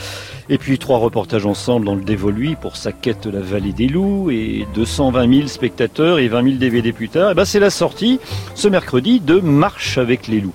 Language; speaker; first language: French; native; French